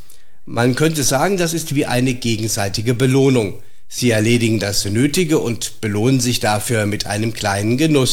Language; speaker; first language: German; native; German